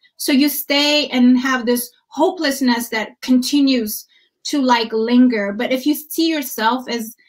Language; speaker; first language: English; non-native, fluent; Amharic